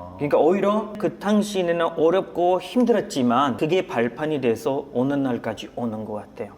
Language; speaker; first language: Korean; non-native, fluent; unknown